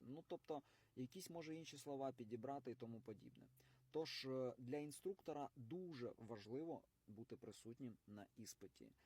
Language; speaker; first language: Ukrainian; non-native, local second language; Russian